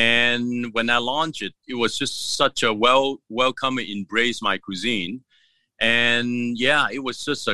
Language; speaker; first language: English; non-native, local second language; Cantonese